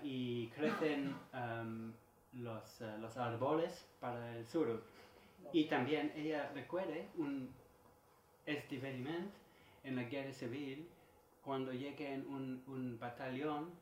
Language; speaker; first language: Spanish; non-native, learner; English